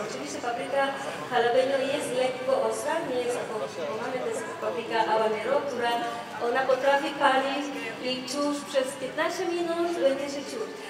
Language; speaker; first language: Polish; non-native, learner; Spanish